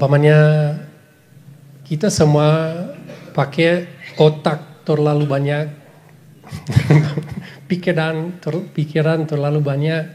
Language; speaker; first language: Indonesian; non-native, fluent; English